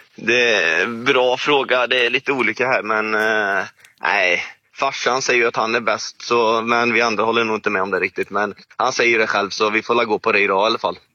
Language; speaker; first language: Swedish; native; Swedish